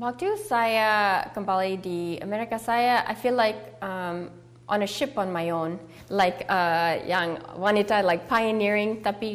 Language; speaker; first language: Indonesian; early bilingual, heritage; English